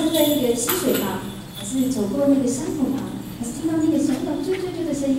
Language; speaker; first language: Chinese; native; Chinese